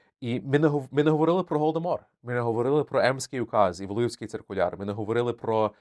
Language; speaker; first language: Ukrainian; early bilingual, heritage; Ukrainian